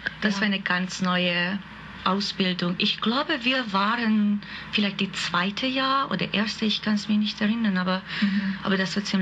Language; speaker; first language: German; non-native, fluent; Hungarian